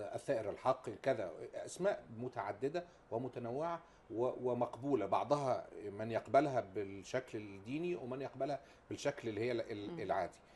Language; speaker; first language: Arabic; native; Arabic